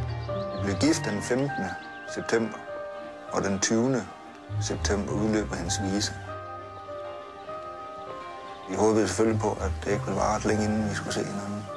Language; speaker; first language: Danish; native; Danish